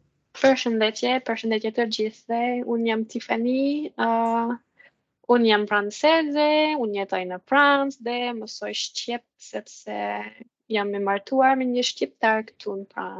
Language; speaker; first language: Albanian; non-native, learner; French